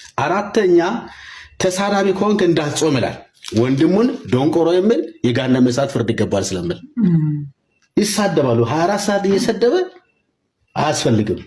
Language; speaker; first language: Amharic; native; Amharic